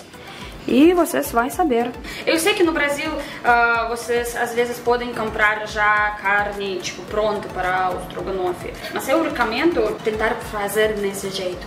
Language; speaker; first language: Portuguese; non-native, fluent; Russian